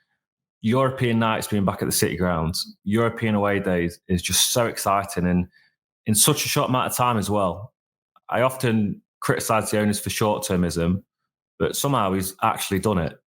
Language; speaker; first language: English; native; English